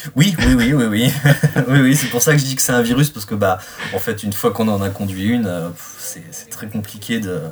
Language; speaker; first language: French; native; French